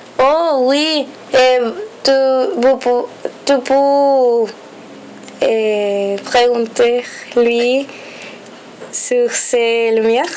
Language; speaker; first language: French; non-native, learner; Spanish